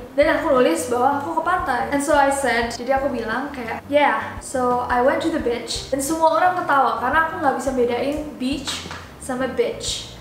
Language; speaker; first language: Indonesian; native; Indonesian